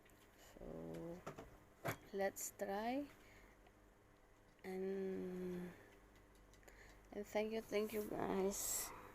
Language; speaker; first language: English; non-native, learner; Filipino